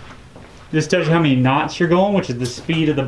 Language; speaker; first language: English; native; English